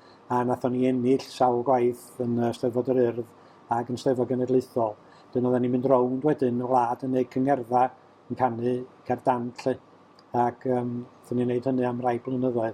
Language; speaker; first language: Welsh; native; Welsh